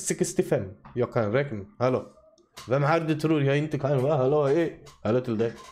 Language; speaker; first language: Swedish; native; Swedish